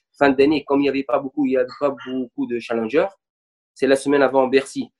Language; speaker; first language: French; non-native, local second language; Arabic